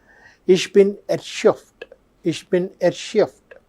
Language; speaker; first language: German; non-native, fluent; Telugu